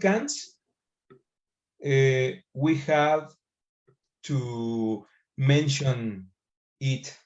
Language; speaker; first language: English; non-native, learner; Spanish